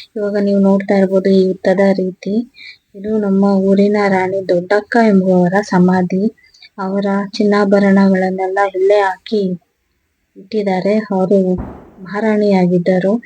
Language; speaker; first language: Kannada; non-native, local second language; Kodava